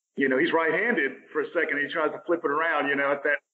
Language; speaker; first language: English; native; English